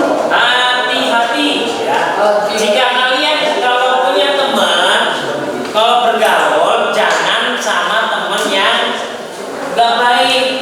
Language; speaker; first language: Indonesian; native; Indonesian